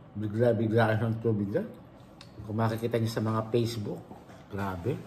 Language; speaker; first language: Filipino; native; Filipino